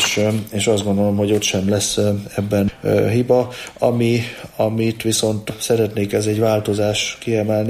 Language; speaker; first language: Hungarian; native; Hungarian